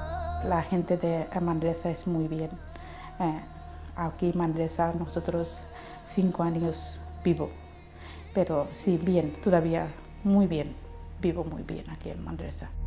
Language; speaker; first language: Spanish; non-native, learner; Bangla